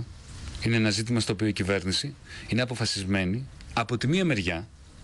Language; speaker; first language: Greek; native; Greek